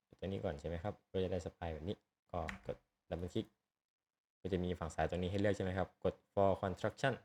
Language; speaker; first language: Thai; native; Thai